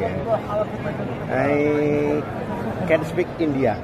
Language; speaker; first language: English; non-native, learner; Indonesian